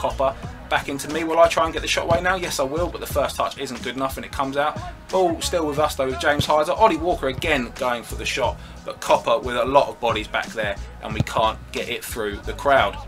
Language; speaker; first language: English; native; English